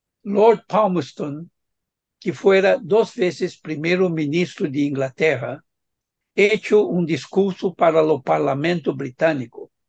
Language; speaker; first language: Spanish; non-native, fluent; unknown